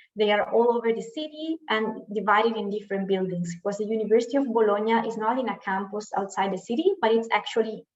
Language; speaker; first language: English; non-native, fluent; Italian